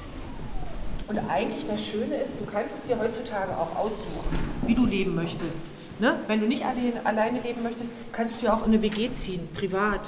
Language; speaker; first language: German; native; German